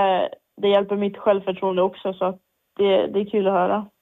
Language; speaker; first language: Swedish; native; Swedish